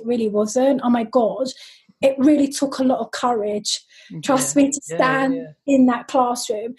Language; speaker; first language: English; native; English